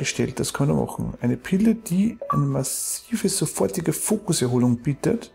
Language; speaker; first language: German; native; German